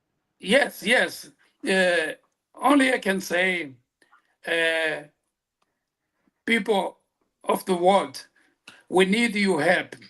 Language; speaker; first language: English; non-native, local second language; Portuguese